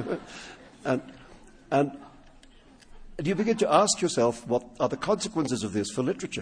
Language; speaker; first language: English; non-native, local second language; Urdu